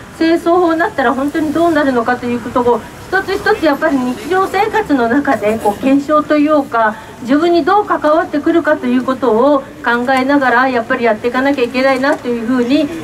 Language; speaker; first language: Japanese; native; Japanese